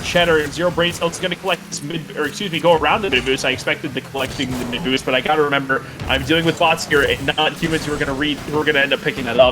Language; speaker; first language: English; native; English